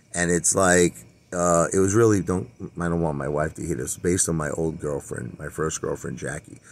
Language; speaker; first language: English; native; English